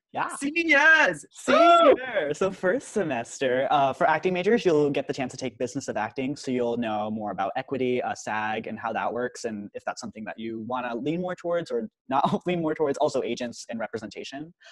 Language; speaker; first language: English; native; English